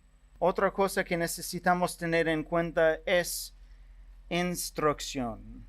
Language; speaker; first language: Spanish; non-native, fluent; English